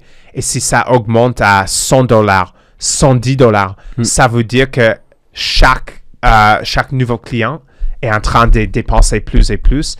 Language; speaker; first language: French; non-native, fluent; English